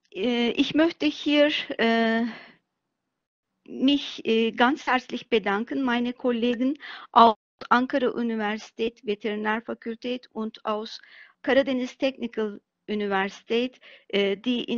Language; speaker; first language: German; non-native, fluent; Turkish